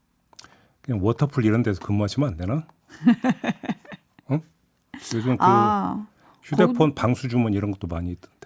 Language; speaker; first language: Korean; native; Korean